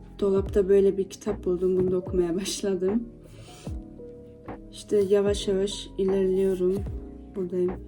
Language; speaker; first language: Turkish; early bilingual, heritage; Turkish